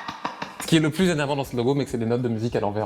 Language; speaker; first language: French; native; French